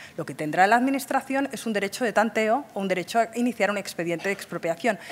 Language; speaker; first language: Spanish; native; Spanish